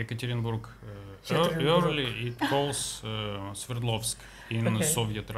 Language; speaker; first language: English; non-native, learner; Russian